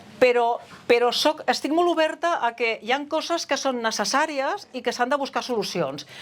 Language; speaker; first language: Catalan; non-native, local second language; Spanish